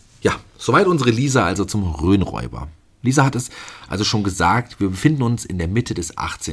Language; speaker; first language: German; native; German